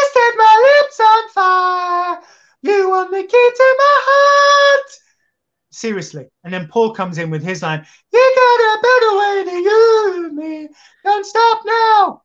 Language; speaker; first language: English; native; English